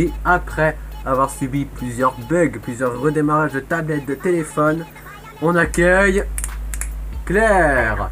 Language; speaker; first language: French; native; French